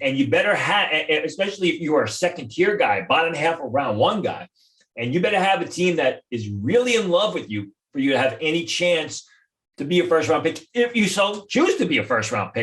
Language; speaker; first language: English; native; English